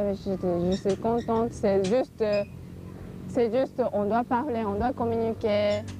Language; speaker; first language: French; non-native, learner; Japanese